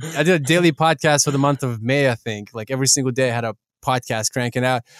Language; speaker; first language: English; early bilingual, other home language; Ukrainian